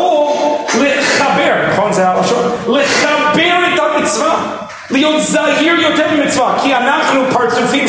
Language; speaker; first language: Hebrew; non-native, fluent; English